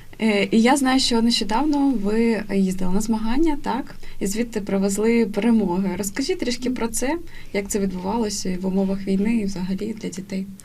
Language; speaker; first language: Ukrainian; native; Ukrainian